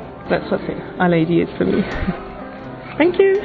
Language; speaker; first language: English; non-native, learner; French